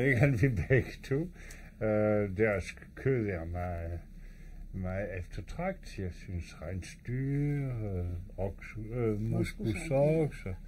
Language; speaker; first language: Danish; non-native, fluent; French